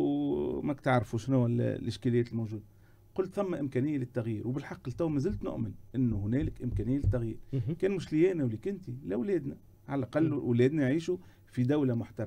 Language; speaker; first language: Arabic; native; Arabic